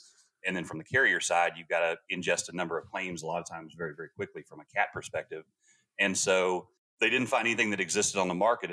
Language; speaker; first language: English; native; English